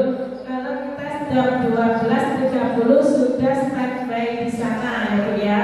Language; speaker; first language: Indonesian; native; Indonesian